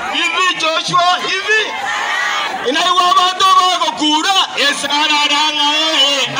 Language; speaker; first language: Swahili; non-native, local second language; Gusii